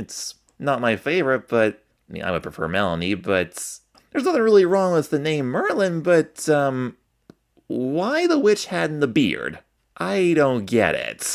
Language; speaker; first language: English; native; English